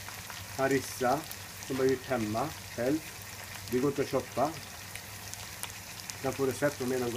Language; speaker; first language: Swedish; non-native, fluent; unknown